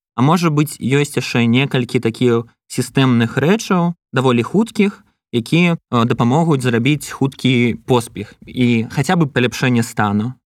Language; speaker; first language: Belarusian; non-native, local second language; Russian